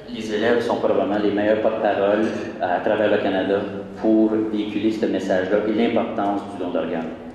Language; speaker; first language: French; native; French